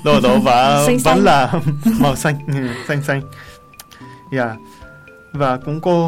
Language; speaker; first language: Vietnamese; non-native, learner; Japanese